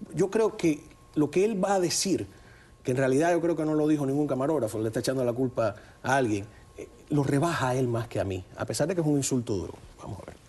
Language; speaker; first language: Spanish; native; Spanish